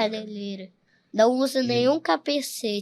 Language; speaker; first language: Portuguese; early bilingual, heritage; Portuguese